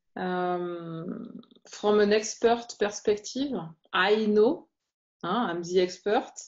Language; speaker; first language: English; non-native, fluent; French